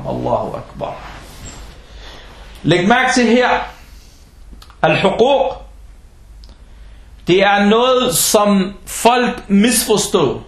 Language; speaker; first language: Danish; early bilingual, other home language; Arabic